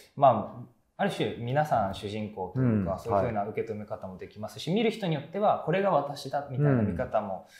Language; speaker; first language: Japanese; native; Japanese